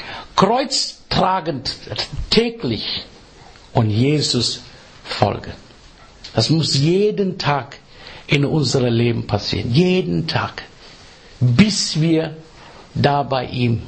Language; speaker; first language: German; non-native, fluent; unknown